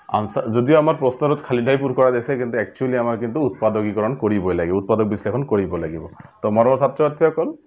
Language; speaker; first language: Assamese; non-native, local second language; Bangla